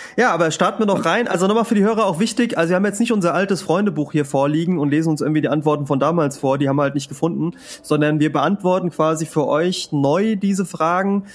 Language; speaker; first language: German; early bilingual, other home language; Spanish